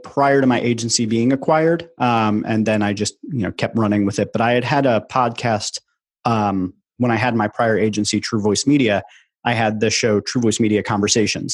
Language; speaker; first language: English; native; English